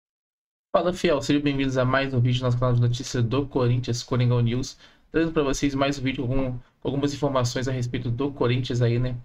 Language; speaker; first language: Portuguese; native; Portuguese